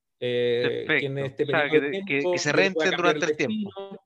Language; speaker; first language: Spanish; native; Spanish